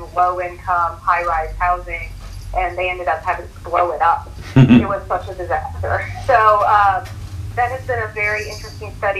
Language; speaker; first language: English; native; English